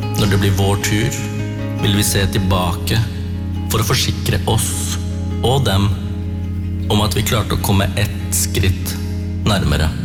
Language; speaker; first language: Norwegian; early bilingual, other home language; Tamil